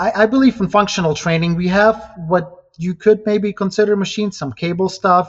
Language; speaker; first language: English; non-native, fluent; Ukrainian